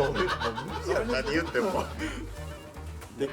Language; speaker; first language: Japanese; native; Japanese